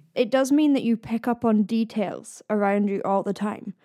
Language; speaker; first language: English; native; English